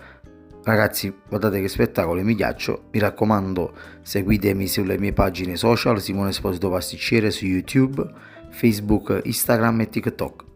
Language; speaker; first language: Italian; native; Italian